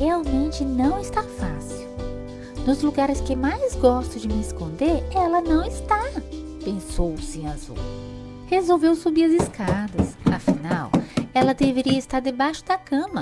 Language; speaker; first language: Portuguese; native; Portuguese